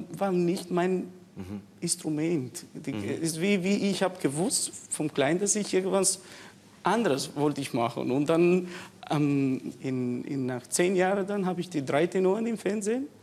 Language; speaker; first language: German; non-native, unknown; Albanian